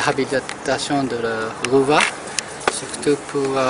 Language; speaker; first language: French; non-native, fluent; Japanese